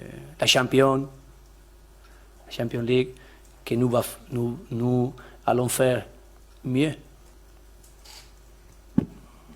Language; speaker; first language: French; non-native, learner; Spanish